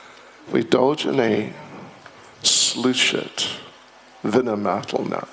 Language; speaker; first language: Russian; non-native, learner; English